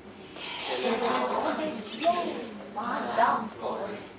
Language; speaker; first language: French; non-native, learner; Russian